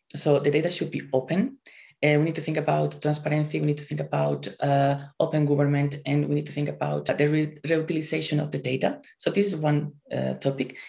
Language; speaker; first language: English; non-native, fluent; Spanish